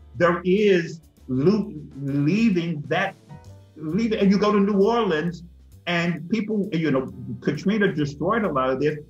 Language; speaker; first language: English; native; English